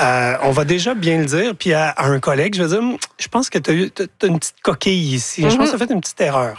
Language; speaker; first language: French; native; French